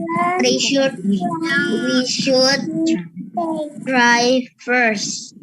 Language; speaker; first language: English; non-native, learner; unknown